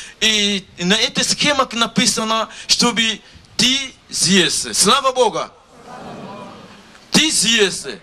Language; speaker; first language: Russian; non-native, learner; Lingala